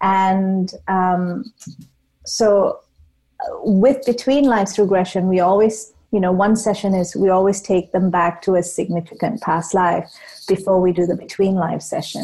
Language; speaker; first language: English; non-native, local second language; Tamil